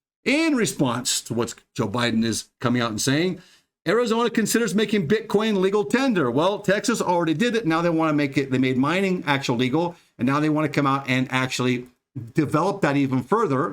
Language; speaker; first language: English; native; English